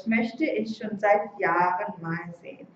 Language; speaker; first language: German; non-native, fluent; Korean